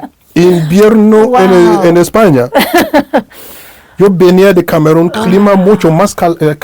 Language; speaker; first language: Spanish; non-native, fluent; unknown